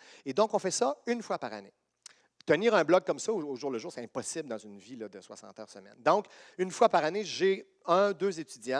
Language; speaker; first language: French; native; French